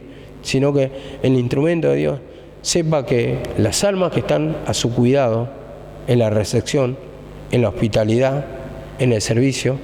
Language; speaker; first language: Spanish; native; Spanish